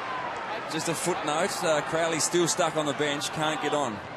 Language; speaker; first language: English; native; English